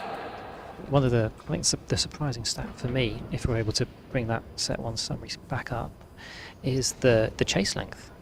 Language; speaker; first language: English; native; English